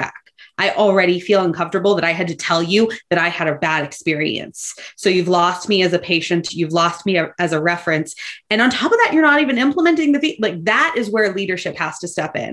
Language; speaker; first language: English; native; English